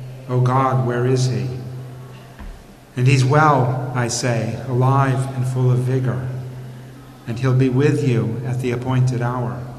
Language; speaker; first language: English; native; English